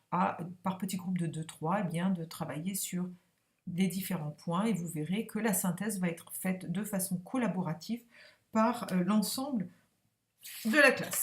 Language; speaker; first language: French; native; French